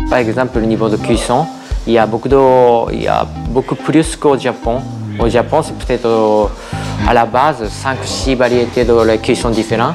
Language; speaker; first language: French; non-native, learner; Japanese